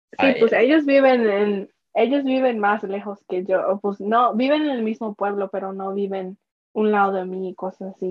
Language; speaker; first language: Spanish; early bilingual, heritage; Spanish